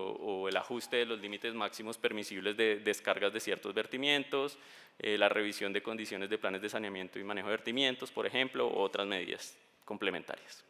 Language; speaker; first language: Spanish; native; Spanish